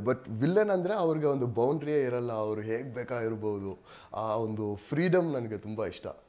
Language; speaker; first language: Kannada; non-native, local second language; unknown